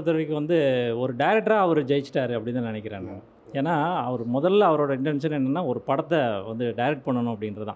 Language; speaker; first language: Tamil; native; Tamil